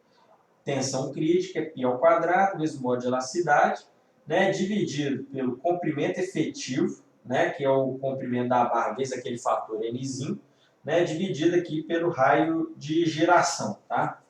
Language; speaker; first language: Portuguese; native; Portuguese